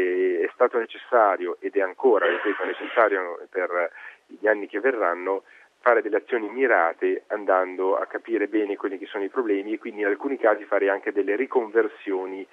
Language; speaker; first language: Italian; native; Italian